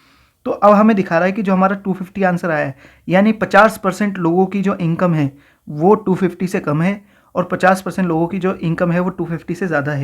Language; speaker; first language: Hindi; native; Hindi